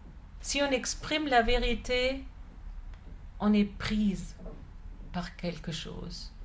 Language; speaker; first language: French; non-native, fluent; German